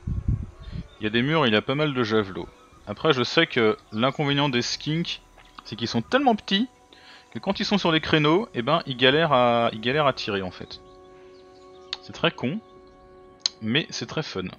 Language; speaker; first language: French; native; French